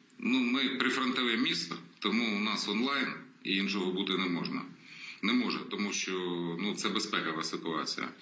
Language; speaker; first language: Ukrainian; native; Ukrainian